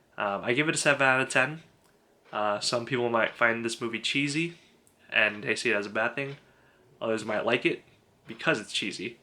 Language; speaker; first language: English; native; English